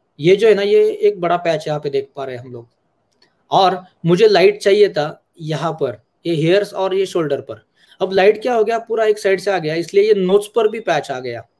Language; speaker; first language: Hindi; non-native, local second language; Marathi